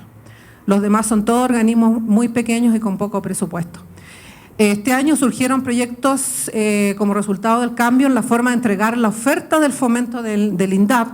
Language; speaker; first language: Spanish; native; Spanish